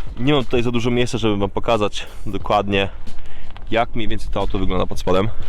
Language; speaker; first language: Polish; early bilingual, heritage; Polish